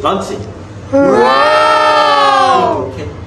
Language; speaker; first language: English; non-native, learner; Korean